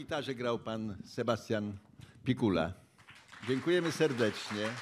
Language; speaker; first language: Polish; native; Polish